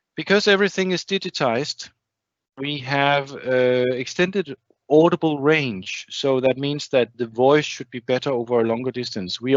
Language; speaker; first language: English; non-native, fluent; Danish